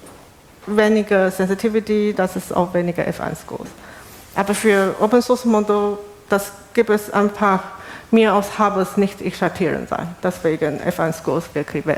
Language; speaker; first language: German; non-native, learner; Chinese